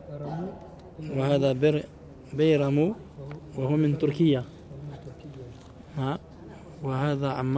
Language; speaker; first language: Arabic; non-native, fluent; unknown